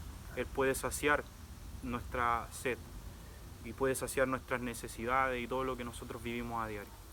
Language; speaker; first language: Spanish; native; Spanish